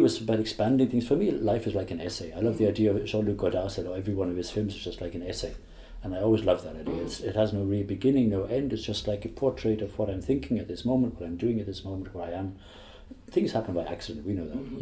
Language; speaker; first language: English; native; English